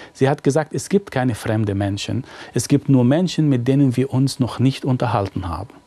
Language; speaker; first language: German; non-native, fluent; Arabic